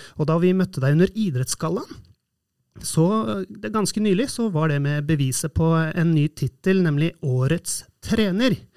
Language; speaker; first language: Norwegian; native; Norwegian